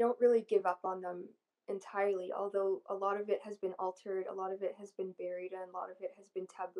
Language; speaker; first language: English; native; English